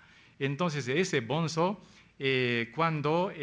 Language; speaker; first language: Spanish; non-native, fluent; Japanese